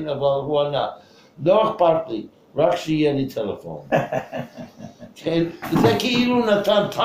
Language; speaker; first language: Hebrew; non-native, fluent; English